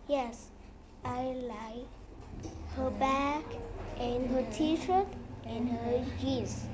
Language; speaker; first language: English; non-native, learner; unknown